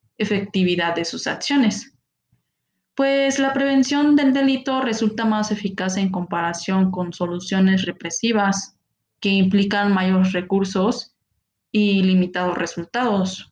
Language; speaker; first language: Spanish; native; Spanish